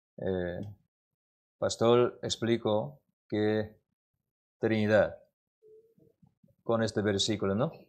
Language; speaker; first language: Spanish; non-native, learner; Korean